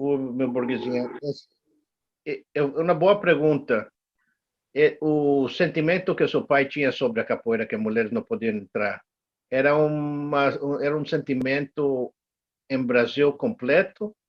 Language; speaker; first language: Portuguese; non-native, learner; English